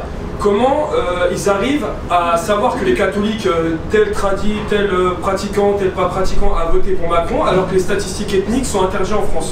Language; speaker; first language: French; native; French